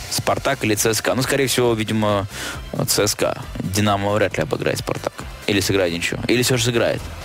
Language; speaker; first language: Russian; native; Russian